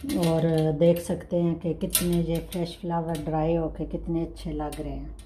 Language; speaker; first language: Urdu; native; Urdu